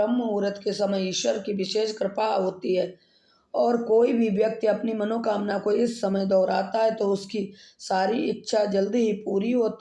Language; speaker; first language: Hindi; native; Hindi